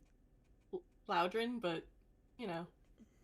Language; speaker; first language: English; native; English